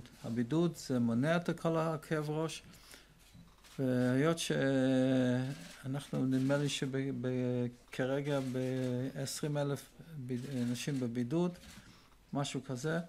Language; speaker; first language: Hebrew; non-native, fluent; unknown